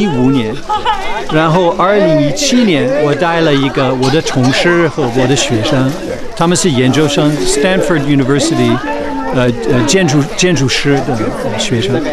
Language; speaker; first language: Chinese; non-native, fluent; English